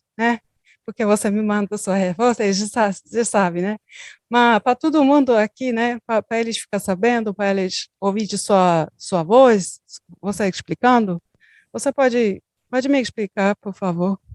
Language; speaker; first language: Portuguese; non-native, learner; Turkish